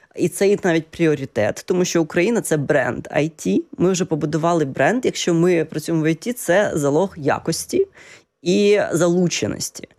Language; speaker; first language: Ukrainian; native; Ukrainian